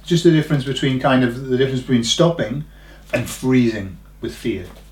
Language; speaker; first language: English; native; English